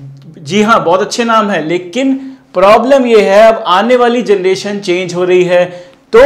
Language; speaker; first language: Hindi; native; Hindi